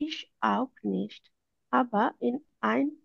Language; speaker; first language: German; non-native, learner; Bangla